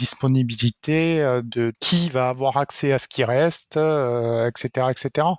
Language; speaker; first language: French; native; French